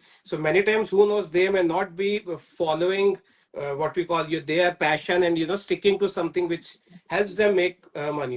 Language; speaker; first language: English; non-native, local second language; Hindi